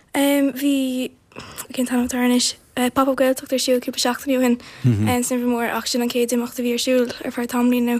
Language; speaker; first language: Irish; non-native, local second language; English